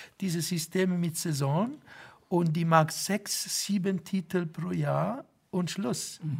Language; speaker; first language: German; non-native, fluent; Italian